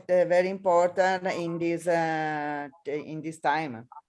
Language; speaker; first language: English; non-native, learner; Italian